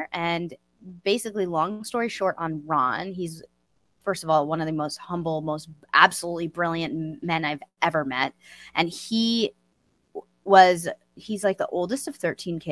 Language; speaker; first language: English; native; English